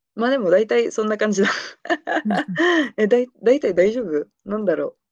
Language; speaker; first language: Japanese; non-native, fluent; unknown